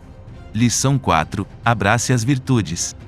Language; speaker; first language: Portuguese; native; Portuguese